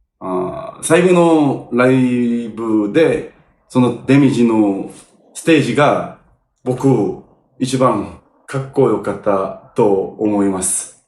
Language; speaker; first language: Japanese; non-native, learner; Korean